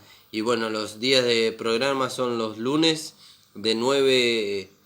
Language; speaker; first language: Spanish; native; Spanish